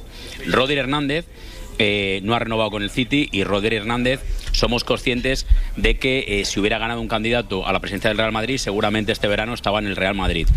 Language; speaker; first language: Spanish; native; Spanish